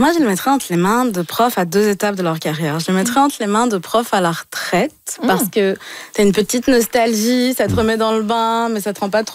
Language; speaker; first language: French; native; French